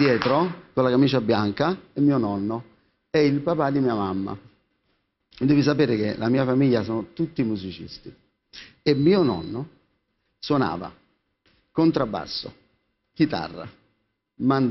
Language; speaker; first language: Italian; native; Italian